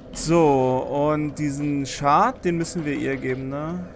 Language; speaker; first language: German; native; German